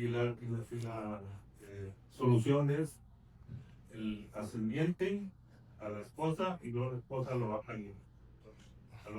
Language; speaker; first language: Spanish; native; Spanish